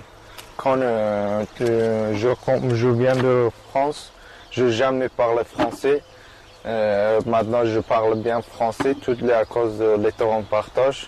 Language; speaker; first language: French; non-native, learner; Persian